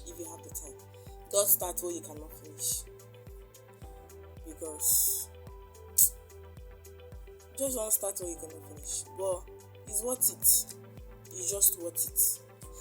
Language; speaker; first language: English; non-native, local second language; Igbo